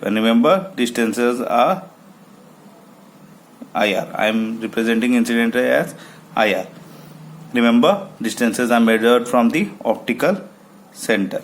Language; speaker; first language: English; non-native, local second language; Hindi